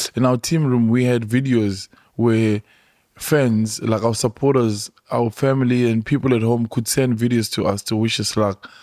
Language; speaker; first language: English; non-native, local second language; Xhosa